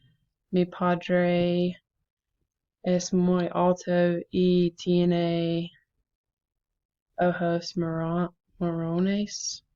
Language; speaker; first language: Spanish; non-native, learner; English